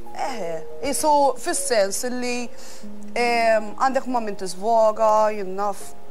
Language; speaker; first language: Maltese; early bilingual, other home language; Romanian